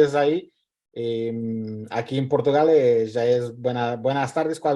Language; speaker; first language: Spanish; non-native, fluent; Portuguese